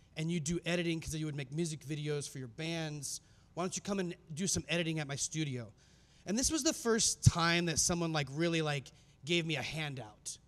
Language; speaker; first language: English; native; English